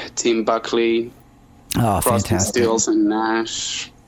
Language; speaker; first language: English; non-native, fluent; French